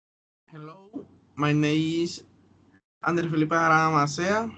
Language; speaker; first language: English; non-native, learner; Spanish